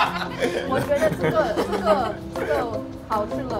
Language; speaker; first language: Chinese; non-native, learner; English